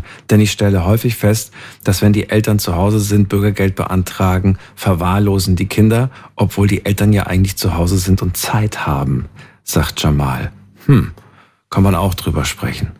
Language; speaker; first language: German; native; German